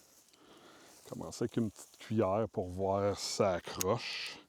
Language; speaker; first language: French; native; French